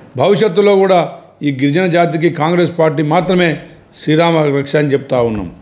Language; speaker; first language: Telugu; non-native, local second language; Lambadi